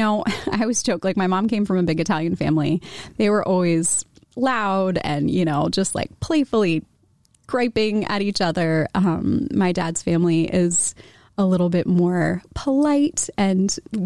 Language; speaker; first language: English; native; English